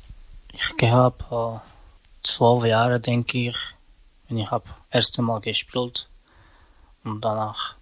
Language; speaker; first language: German; non-native, learner; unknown